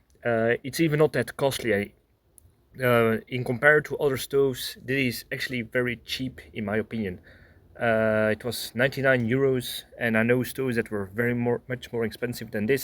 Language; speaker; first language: English; non-native, fluent; Dutch